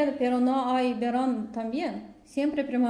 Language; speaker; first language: Spanish; non-native, learner; Russian